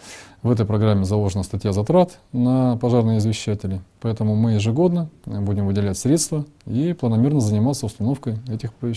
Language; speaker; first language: Russian; native; Russian